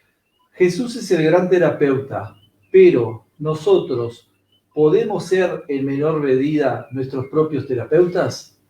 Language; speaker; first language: Spanish; native; Spanish